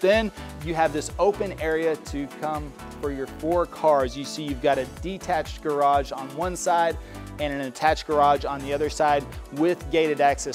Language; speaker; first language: English; native; English